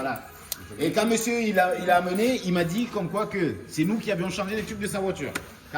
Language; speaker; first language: French; native; French